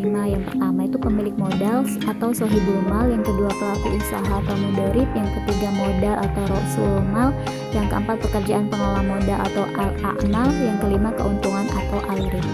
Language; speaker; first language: Indonesian; native; Indonesian